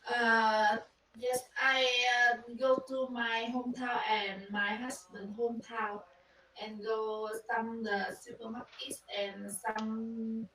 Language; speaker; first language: English; non-native, learner; Vietnamese